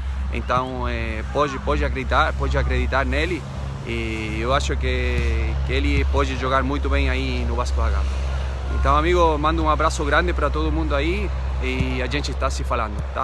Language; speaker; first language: Portuguese; non-native, fluent; Spanish